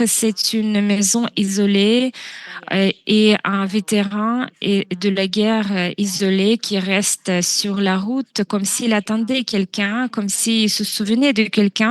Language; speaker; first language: French; non-native, fluent; Russian